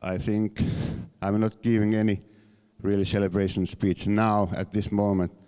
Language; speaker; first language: English; non-native, fluent; Finnish